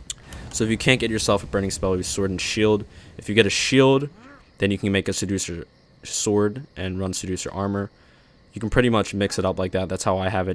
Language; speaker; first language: English; native; English